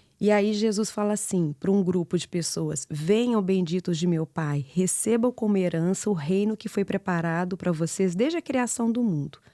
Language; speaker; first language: Portuguese; native; Portuguese